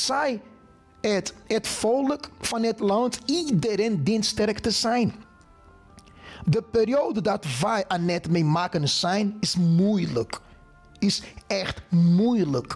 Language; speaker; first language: Dutch; non-native, fluent; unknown